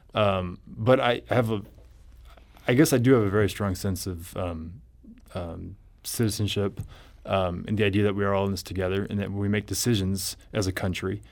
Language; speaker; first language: English; native; English